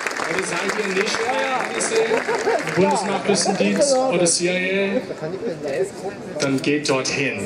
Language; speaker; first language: German; non-native, learner; English